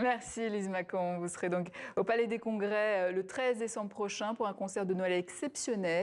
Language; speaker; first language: French; native; French